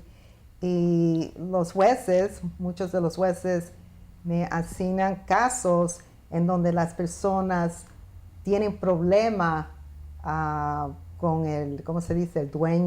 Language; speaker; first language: Spanish; early bilingual, heritage; Spanish